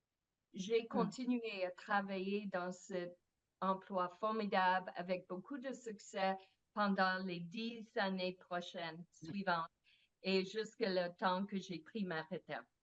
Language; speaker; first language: French; non-native, fluent; English